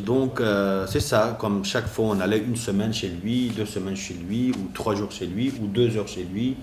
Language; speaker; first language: French; non-native, fluent; Kurdish